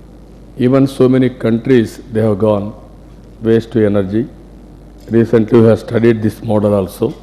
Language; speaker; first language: English; non-native, local second language; Telugu